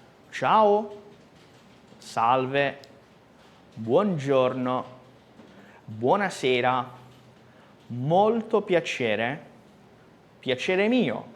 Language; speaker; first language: Italian; non-native, fluent; Portuguese